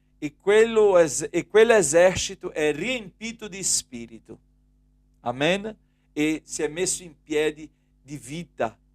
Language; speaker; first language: Italian; non-native, fluent; Portuguese